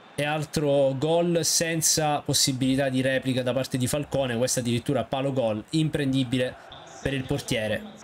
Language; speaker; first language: Italian; native; Italian